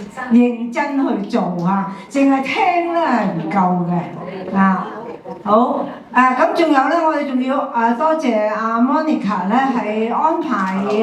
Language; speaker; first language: Cantonese; native; Cantonese